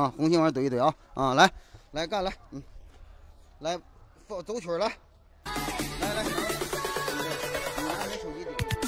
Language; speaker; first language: Chinese; native; Chinese